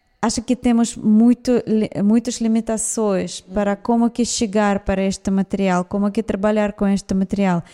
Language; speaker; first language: Portuguese; non-native, fluent; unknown